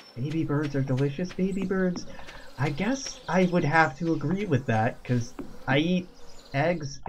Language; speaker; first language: English; native; English